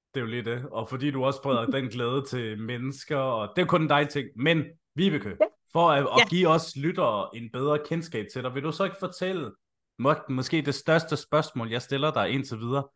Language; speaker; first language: Danish; native; Danish